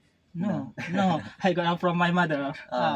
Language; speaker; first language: English; non-native, learner; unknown